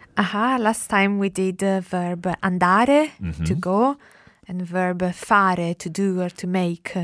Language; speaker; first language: English; non-native, fluent; Italian